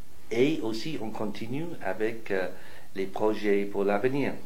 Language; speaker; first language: French; non-native, fluent; English